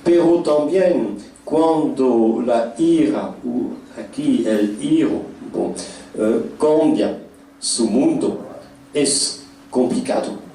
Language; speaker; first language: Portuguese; non-native, fluent; French